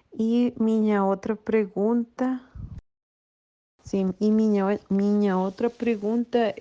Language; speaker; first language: Portuguese; non-native, learner; Spanish